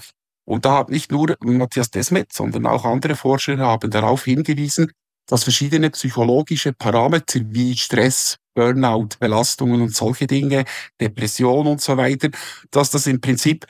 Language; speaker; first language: German; native; German